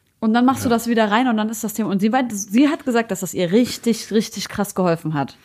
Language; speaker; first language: German; early bilingual, other home language; Arabic